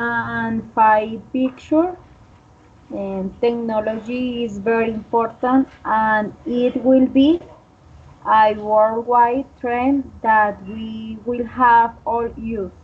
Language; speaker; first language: English; non-native, learner; Spanish